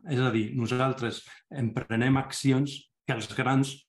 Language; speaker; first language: Catalan; non-native, local second language; Spanish